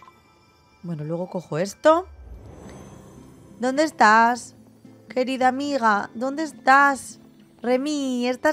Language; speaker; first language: Spanish; native; Spanish